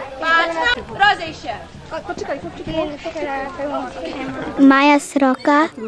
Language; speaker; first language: Polish; early bilingual, heritage; Polish